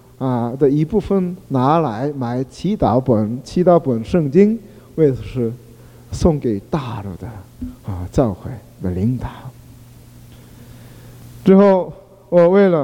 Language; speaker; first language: Chinese; non-native, fluent; Korean